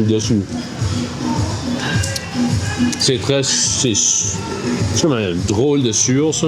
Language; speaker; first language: French; native; French